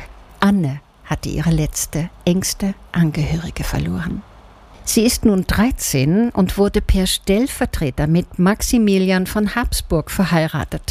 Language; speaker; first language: German; native; German